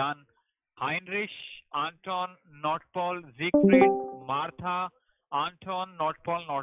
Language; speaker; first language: German; non-native, learner; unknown